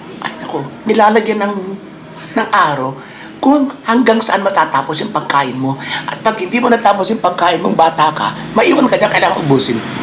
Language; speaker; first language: Filipino; native; Filipino